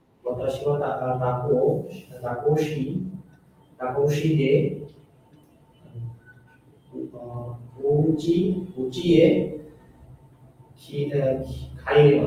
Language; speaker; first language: Japanese; non-native, learner; Bangla